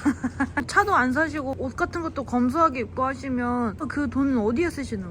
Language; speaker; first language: Korean; native; Korean